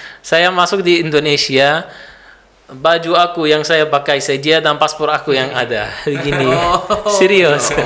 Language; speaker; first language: Indonesian; non-native, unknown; Arabic